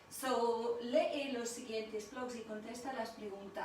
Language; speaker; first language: Spanish; non-native, fluent; English